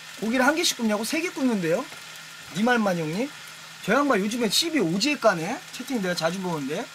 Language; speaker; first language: Korean; native; Korean